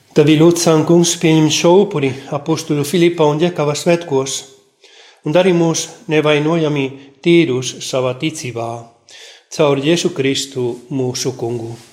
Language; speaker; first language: Latvian; non-native, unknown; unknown